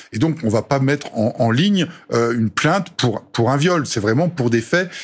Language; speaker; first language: French; native; French